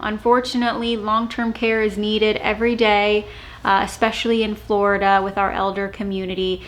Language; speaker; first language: English; native; English